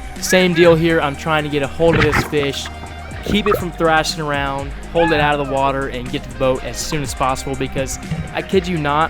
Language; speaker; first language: English; native; English